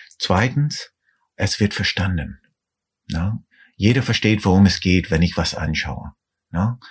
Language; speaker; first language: German; non-native, fluent; English